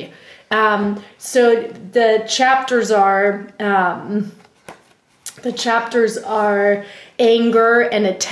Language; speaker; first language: English; non-native, fluent; German